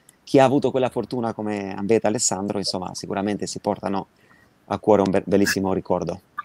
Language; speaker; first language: Italian; non-native, fluent; Albanian